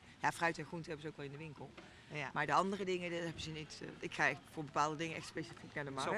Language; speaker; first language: Dutch; native; Dutch